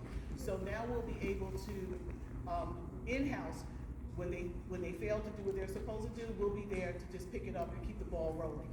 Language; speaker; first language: English; native; English